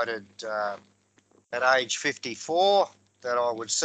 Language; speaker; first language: English; native; English